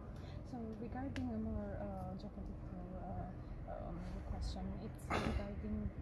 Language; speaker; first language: English; non-native, local second language; Albanian